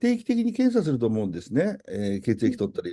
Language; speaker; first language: Japanese; native; Japanese